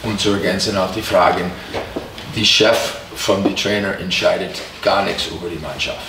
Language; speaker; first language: German; non-native, fluent; English